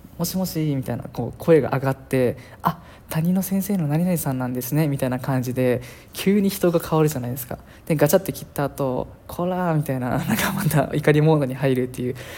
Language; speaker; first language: Japanese; native; Japanese